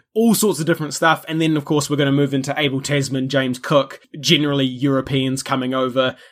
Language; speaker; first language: English; native; English